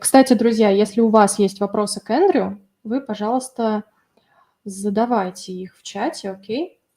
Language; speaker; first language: Russian; native; Russian